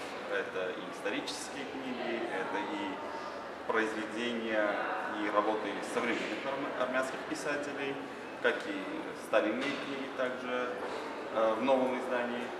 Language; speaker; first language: Russian; non-native, fluent; Armenian